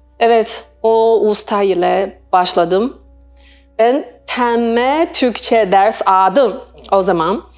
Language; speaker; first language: Turkish; non-native, learner; Chinese